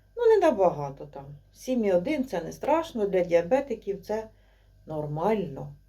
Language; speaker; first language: Ukrainian; non-native, local second language; Russian